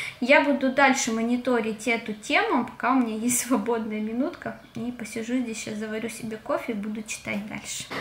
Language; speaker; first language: Russian; native; Russian